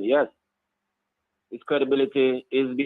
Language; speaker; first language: English; native; English